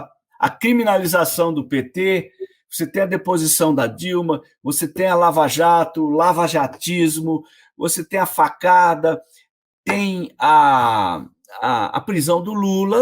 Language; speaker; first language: Portuguese; native; Portuguese